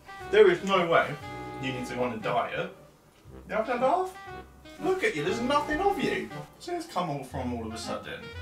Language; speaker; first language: English; native; English